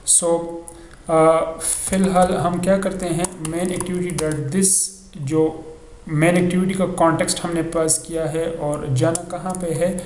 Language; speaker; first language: Urdu; non-native, local second language; Pashto